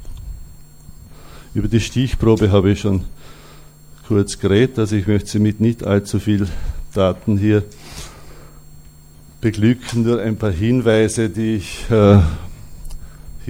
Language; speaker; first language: German; native; German